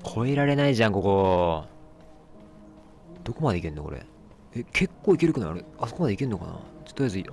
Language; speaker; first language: Japanese; native; Japanese